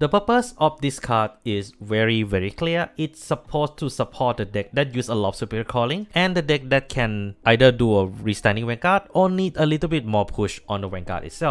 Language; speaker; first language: English; non-native, fluent; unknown